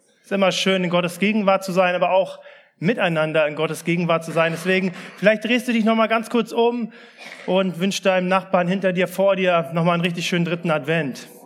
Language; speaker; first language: German; early bilingual, other home language; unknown